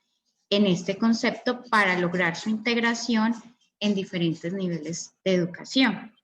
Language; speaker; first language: Spanish; native; Spanish